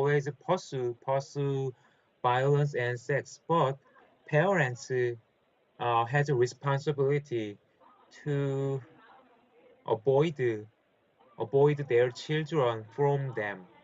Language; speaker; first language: English; non-native, learner; Korean